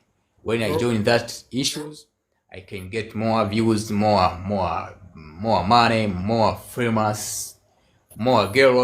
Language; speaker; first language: English; non-native, learner; Swahili